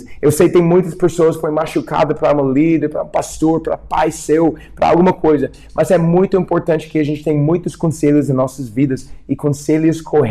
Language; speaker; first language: Portuguese; non-native, fluent; English